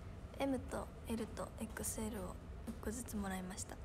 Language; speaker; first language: Japanese; native; Japanese